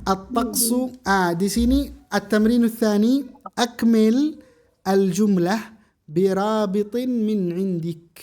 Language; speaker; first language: Arabic; non-native, fluent; Indonesian